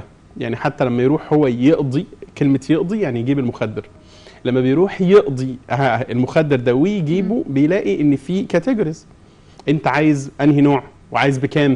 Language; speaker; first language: Arabic; native; Arabic